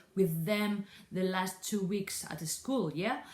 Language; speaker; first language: English; non-native, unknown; Basque